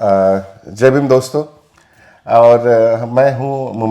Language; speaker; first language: Hindi; native; Hindi